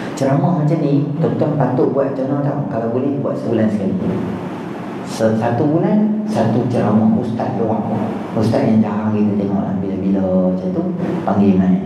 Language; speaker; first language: Malay; native; Malay